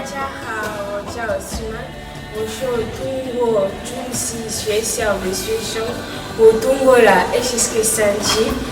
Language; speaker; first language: Chinese; non-native, learner; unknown